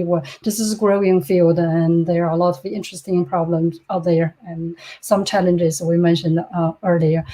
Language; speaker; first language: English; non-native, fluent; Chinese